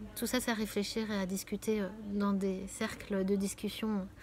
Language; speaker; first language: French; native; French